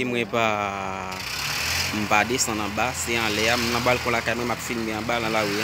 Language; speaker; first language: French; non-native, learner; Haitian Creole